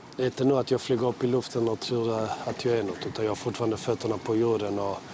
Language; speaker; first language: Swedish; early bilingual, other home language; Serbian